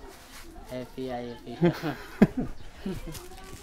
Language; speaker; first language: English; non-native, learner; Nepali